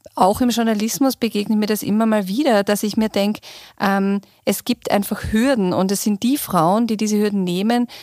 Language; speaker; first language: German; native; German